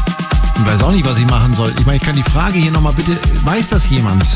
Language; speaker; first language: German; native; German